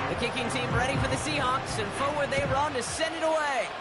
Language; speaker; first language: English; native; English